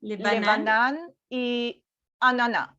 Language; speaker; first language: French; non-native, learner; Spanish